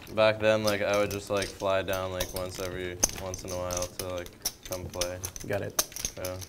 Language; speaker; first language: English; native; English